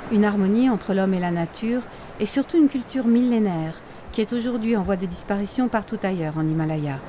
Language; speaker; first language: French; native; French